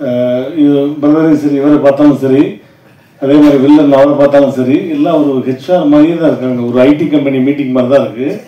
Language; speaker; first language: Tamil; native; Tamil